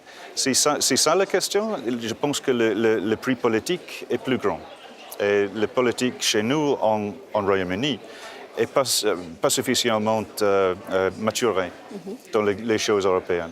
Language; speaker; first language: French; non-native, fluent; English